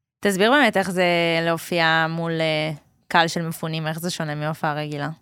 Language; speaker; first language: Hebrew; early bilingual, other home language; Russian